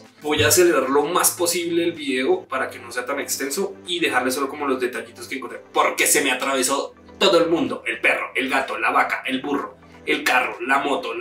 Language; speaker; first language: Spanish; native; Spanish